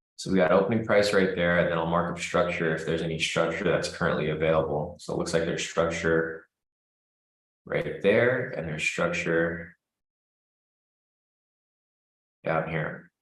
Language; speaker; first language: English; native; English